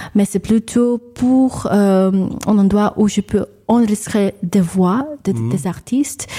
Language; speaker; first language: French; non-native, learner; English